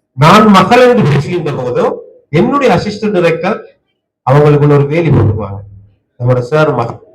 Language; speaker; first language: Tamil; native; Tamil